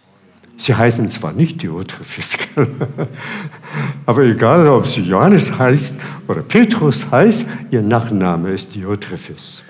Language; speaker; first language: German; non-native, fluent; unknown